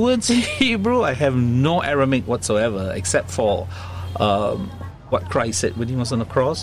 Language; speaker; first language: English; native; English